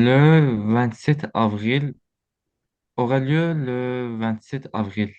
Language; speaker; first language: French; non-native, learner; Azerbaijani